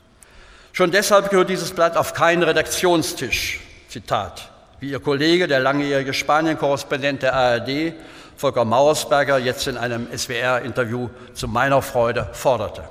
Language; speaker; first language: German; native; German